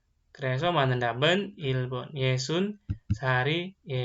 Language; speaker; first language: Korean; non-native, fluent; Indonesian